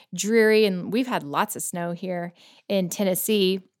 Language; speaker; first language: English; native; English